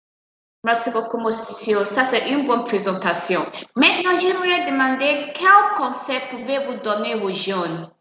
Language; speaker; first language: French; non-native, learner; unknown